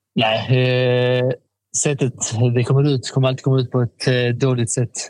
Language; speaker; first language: Swedish; native; Swedish